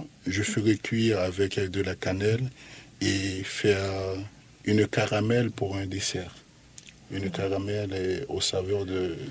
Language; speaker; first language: French; non-native, local second language; Haitian Creole